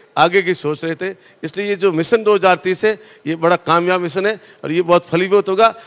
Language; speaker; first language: Hindi; native; Hindi